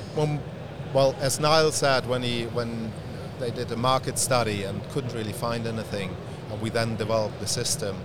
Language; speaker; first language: English; non-native, fluent; German